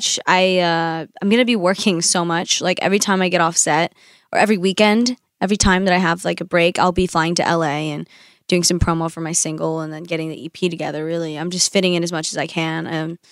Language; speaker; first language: English; early bilingual, other home language; Spanish